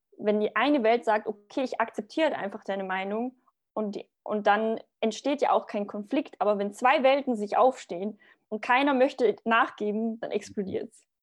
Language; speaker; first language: German; early bilingual, other home language; Bosnian